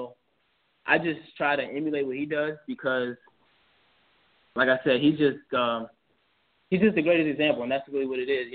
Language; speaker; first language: English; native; English